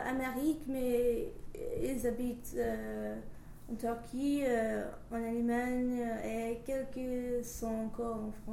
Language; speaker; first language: French; non-native, learner; English